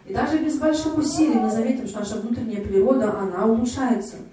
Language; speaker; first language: Russian; native; Russian